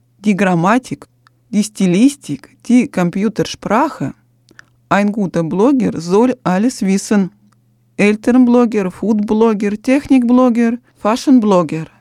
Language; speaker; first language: German; non-native, fluent; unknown